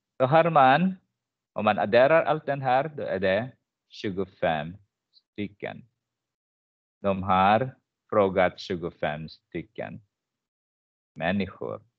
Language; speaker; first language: Swedish; non-native, fluent; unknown